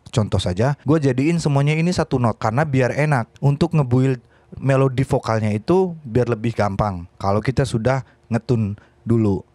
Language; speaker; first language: Indonesian; native; Indonesian